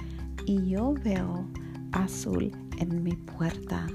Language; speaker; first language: Spanish; early bilingual, heritage; Spanish